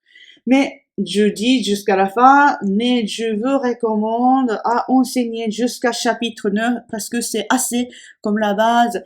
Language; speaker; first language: French; non-native, fluent; Japanese